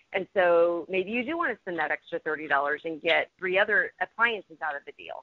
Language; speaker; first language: English; native; English